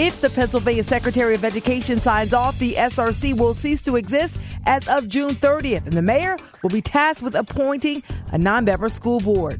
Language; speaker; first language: English; native; English